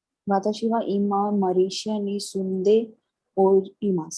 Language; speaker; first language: Japanese; non-native, learner; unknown